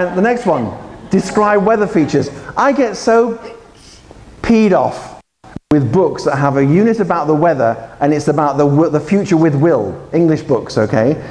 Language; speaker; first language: English; native; English